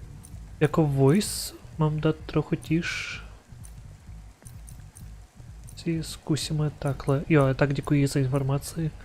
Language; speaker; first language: Czech; non-native, local second language; Ukrainian